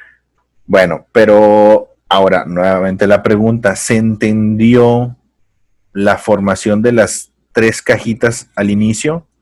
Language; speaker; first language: Spanish; native; Spanish